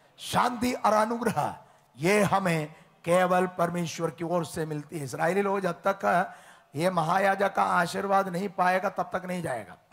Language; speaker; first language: Hindi; native; Hindi